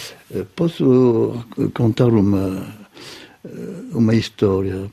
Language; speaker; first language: Portuguese; non-native, fluent; French